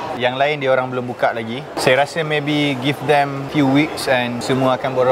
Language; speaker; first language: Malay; native; Malay